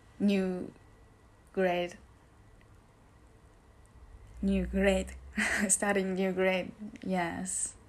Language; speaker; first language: English; non-native, learner; Japanese